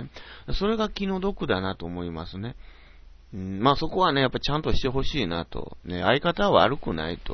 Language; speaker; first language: Japanese; native; Japanese